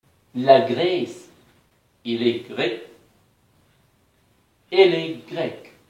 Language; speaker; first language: French; non-native, fluent; Arabic